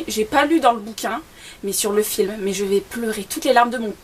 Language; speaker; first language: French; native; French